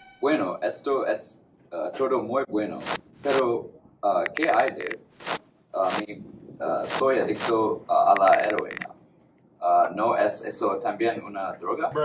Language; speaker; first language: Spanish; non-native, learner; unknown